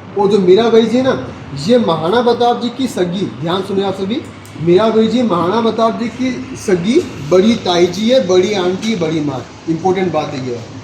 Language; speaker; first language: Hindi; native; Hindi